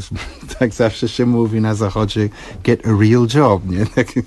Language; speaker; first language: Polish; non-native, fluent; English